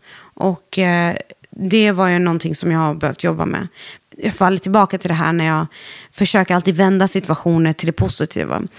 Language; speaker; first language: Swedish; early bilingual, other home language; Arabic